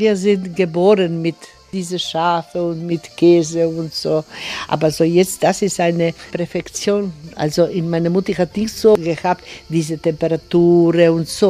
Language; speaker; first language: German; non-native, learner; Croatian